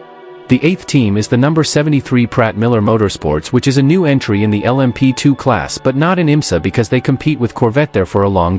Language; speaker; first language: English; non-native, fluent; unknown